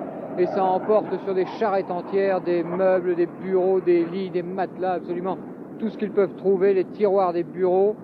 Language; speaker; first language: French; native; French